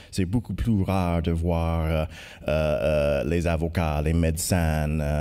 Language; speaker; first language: French; non-native, fluent; English